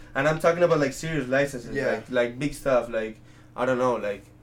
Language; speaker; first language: English; early bilingual, other home language; Italian